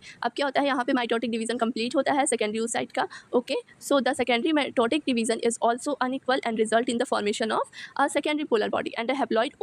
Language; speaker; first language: Hindi; native; Hindi